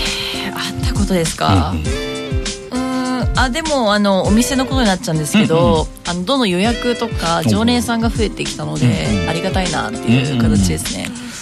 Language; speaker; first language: Japanese; native; Japanese